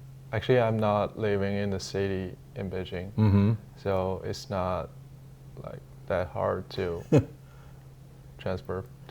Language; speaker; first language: English; non-native, learner; Chinese